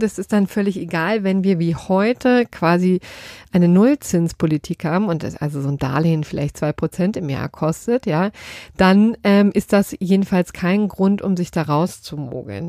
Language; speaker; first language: German; native; German